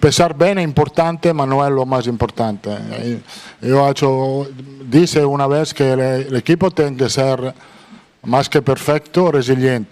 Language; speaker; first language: Portuguese; non-native, fluent; Italian